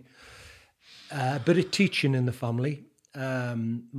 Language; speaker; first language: English; native; English